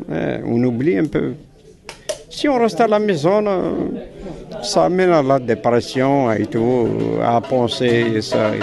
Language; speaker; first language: French; non-native, learner; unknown